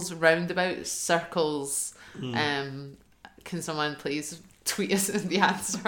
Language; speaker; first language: English; native; English